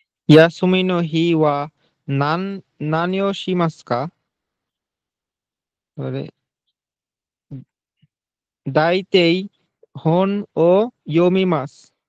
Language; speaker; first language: Japanese; non-native, learner; Bangla